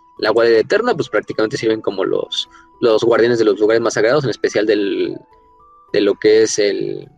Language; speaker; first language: Spanish; native; Spanish